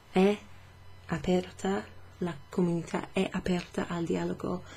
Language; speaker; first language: Italian; non-native, fluent; English